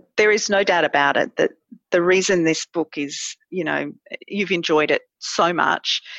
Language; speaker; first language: English; native; English